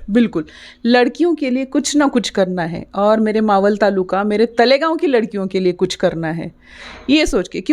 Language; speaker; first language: Hindi; non-native, local second language; Marathi